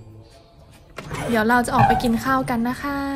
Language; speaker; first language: Thai; native; Thai